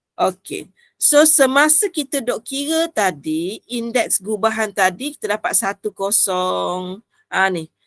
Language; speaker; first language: Malay; native; Malay